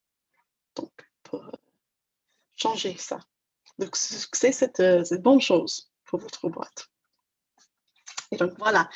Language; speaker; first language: French; non-native, fluent; English